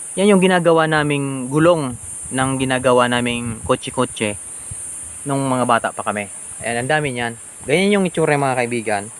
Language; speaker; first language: Filipino; non-native, local second language; Bikol